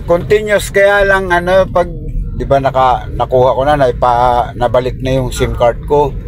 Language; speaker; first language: Filipino; native; Filipino